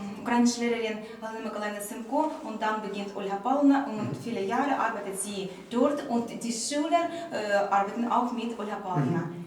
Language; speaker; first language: German; non-native, learner; Ukrainian